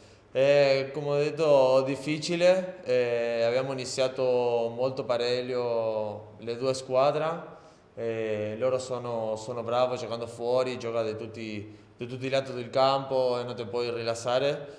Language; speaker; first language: Italian; non-native, learner; Spanish